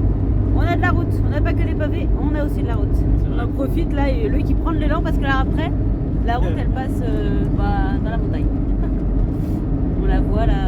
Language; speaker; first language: French; native; French